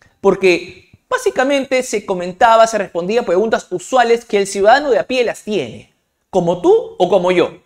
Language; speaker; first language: Spanish; native; Spanish